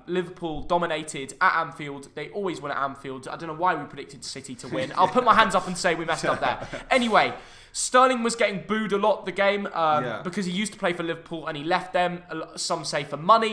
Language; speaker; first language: English; native; English